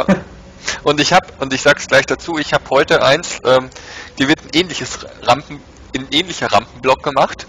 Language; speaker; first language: German; native; German